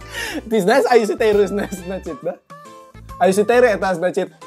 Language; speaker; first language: Russian; non-native, fluent; Indonesian